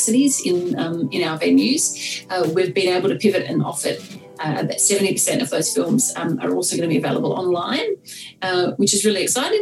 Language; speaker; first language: English; native; English